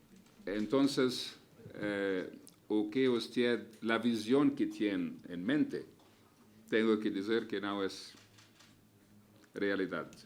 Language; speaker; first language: Spanish; non-native, fluent; Arabic